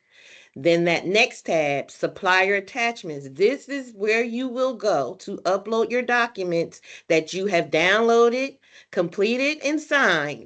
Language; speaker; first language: English; native; English